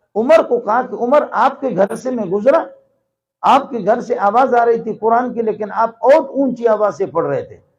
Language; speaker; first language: Urdu; non-native, local second language; Brahui